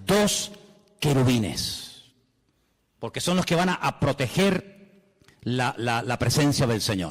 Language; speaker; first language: Spanish; native; Spanish